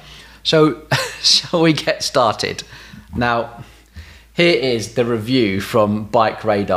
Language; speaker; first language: English; native; English